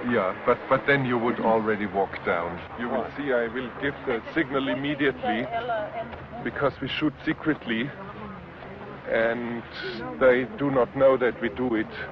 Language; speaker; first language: English; non-native, fluent; German